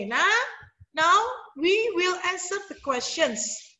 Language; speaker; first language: English; non-native, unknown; Indonesian